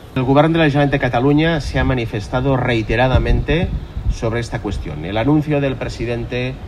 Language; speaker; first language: Spanish; non-native, local second language; Catalan